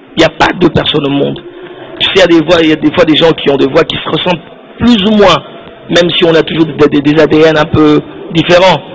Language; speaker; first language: French; non-native, local second language; Lingala